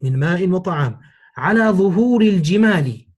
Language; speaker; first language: Arabic; non-native, fluent; English